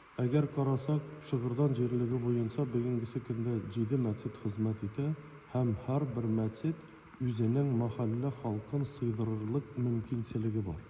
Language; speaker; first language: Tatar; native; Tatar